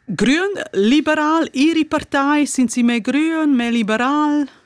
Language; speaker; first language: German; non-native, local second language; Romansh